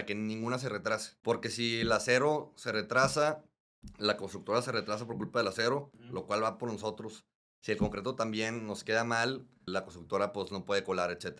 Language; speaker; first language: Spanish; native; Spanish